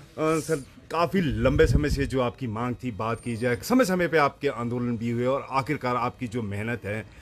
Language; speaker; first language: Hindi; native; Hindi